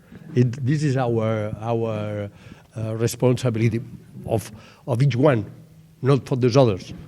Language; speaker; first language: English; non-native, learner; Catalan